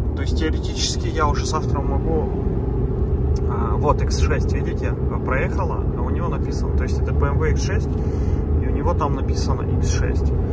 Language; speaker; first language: Russian; native; Russian